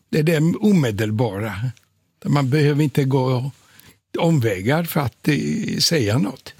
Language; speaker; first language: Swedish; non-native, fluent; Polish